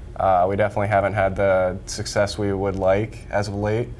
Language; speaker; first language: English; native; English